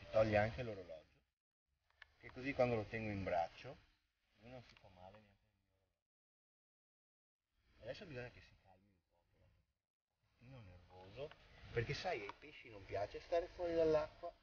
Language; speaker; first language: Italian; native; Italian